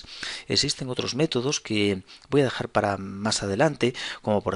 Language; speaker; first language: Spanish; native; Spanish